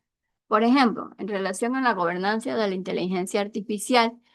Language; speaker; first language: Spanish; native; Spanish